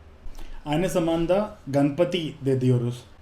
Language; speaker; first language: Turkish; non-native, fluent; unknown